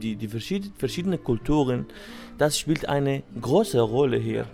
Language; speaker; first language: German; non-native, learner; Arabic